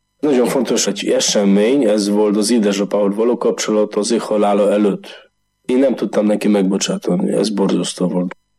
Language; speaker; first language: Hungarian; non-native, learner; Polish